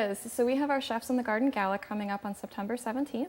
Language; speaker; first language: English; native; English